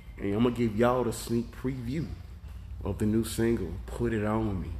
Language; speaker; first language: English; native; English